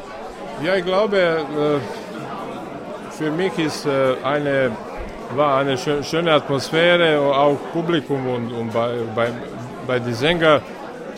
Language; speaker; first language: German; non-native, learner; Croatian